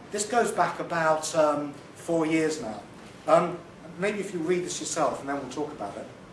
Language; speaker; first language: English; native; English